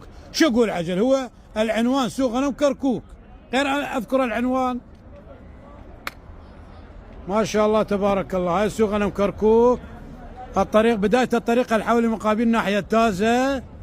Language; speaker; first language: Arabic; native; Arabic